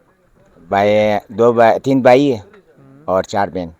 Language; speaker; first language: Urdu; early bilingual, other home language; Pashto